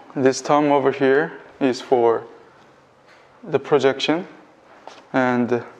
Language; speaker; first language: English; non-native, fluent; Korean